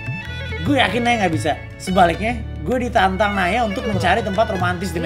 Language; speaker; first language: Indonesian; native; Indonesian